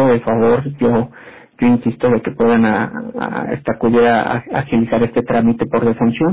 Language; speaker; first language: Spanish; native; Spanish